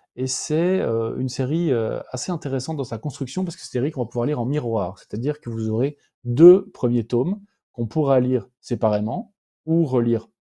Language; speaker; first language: French; native; French